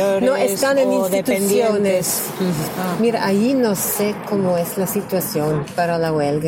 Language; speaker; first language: Spanish; non-native, learner; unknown